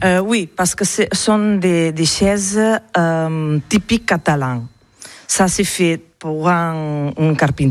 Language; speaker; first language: French; non-native, learner; Catalan